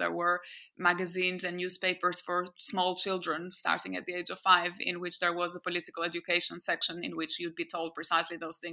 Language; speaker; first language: English; non-native, fluent; French